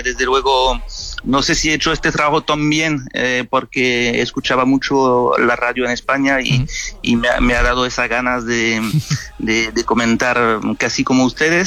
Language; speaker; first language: Spanish; non-native, fluent; French